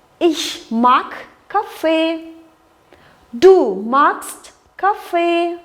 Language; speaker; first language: German; non-native, fluent; Kyrgyz